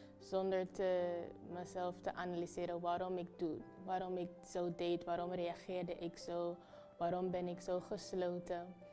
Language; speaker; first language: Dutch; non-native, local second language; Papiamento